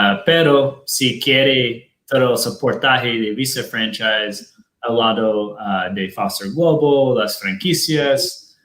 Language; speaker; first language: Spanish; non-native, fluent; Portuguese